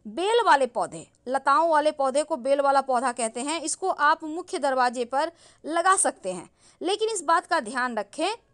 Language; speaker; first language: Hindi; native; Hindi